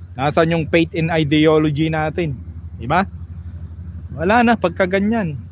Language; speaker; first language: Filipino; non-native, local second language; Iloko